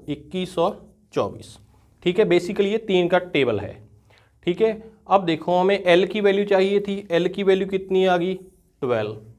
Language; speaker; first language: Hindi; non-native, local second language; Punjabi